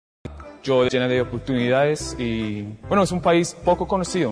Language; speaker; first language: Spanish; non-native, fluent; English